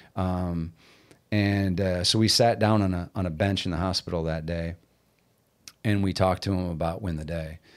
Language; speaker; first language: English; native; English